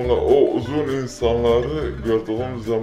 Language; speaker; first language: Turkish; non-native, local second language; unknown